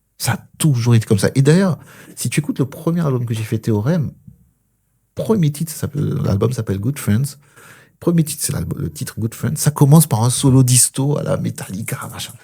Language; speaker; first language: French; early bilingual, other home language; Spanish